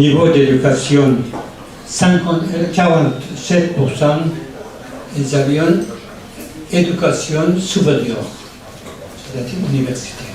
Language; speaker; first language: French; non-native, learner; Persian